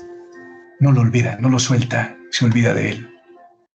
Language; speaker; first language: Spanish; native; Spanish